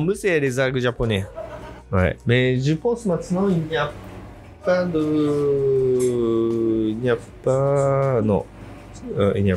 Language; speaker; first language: French; non-native, learner; Japanese